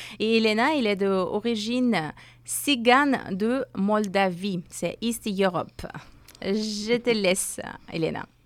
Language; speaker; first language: French; non-native, learner; Persian